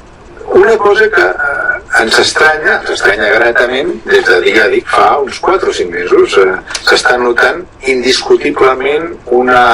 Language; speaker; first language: Catalan; native; Catalan